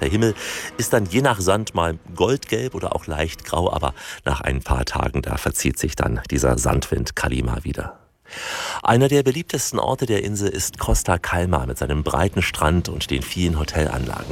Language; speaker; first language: German; native; German